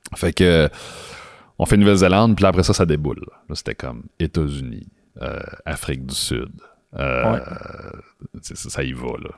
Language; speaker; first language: French; native; French